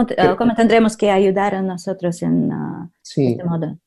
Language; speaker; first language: Spanish; non-native, learner; Russian